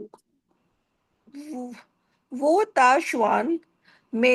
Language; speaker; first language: Chinese; non-native, learner; Hindi